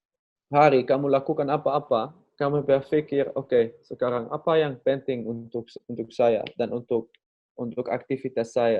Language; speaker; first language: Indonesian; non-native, learner; Dutch